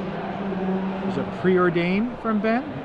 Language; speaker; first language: English; native; English